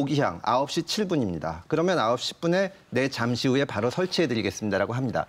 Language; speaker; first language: Korean; native; Korean